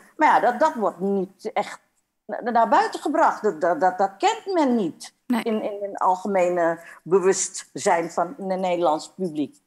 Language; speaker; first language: Dutch; non-native, fluent; Indonesian